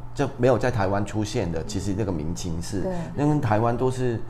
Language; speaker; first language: Chinese; non-native, fluent; Cantonese